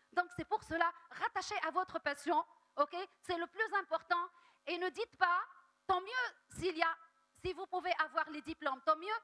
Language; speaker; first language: French; non-native, local second language; Arabic